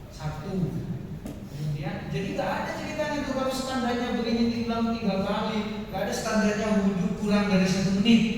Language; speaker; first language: Indonesian; non-native, local second language; Madurese